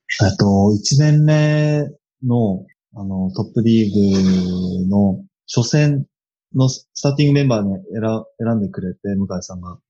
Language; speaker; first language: Japanese; native; Japanese